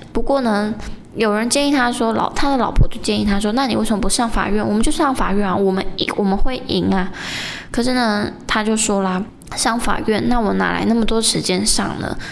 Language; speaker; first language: Chinese; native; Chinese